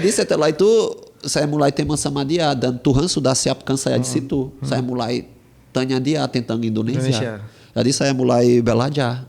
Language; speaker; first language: Indonesian; non-native, fluent; Portuguese